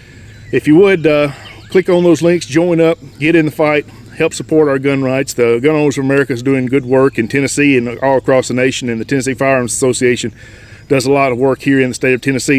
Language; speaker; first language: English; native; English